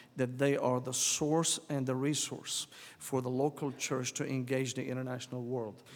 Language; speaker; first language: English; non-native, fluent; Arabic